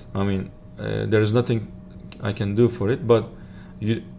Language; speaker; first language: English; non-native, learner; Turkish